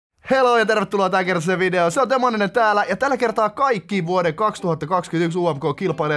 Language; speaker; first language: Finnish; native; Finnish